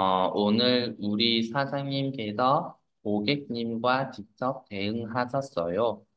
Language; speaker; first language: Korean; non-native, learner; Vietnamese